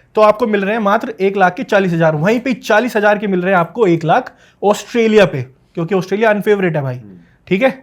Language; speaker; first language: Hindi; native; Hindi